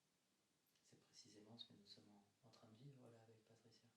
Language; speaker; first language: French; native; French